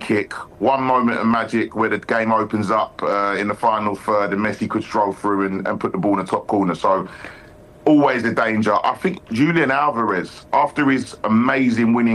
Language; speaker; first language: English; native; English